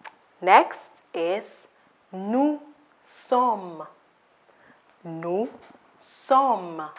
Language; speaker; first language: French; non-native, fluent; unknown